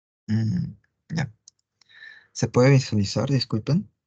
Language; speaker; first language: Spanish; native; Spanish